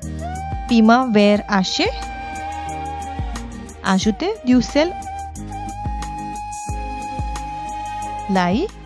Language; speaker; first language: French; non-native, fluent; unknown